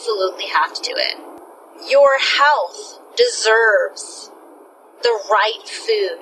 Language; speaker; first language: English; native; English